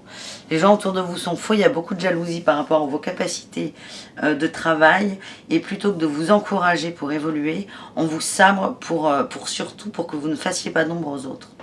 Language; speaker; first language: French; native; French